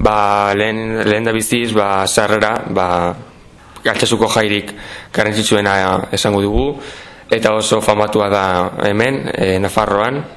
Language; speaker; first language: Basque; non-native, local second language; Spanish